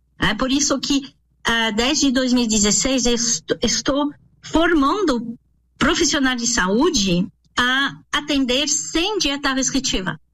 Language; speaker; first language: Portuguese; non-native, fluent; French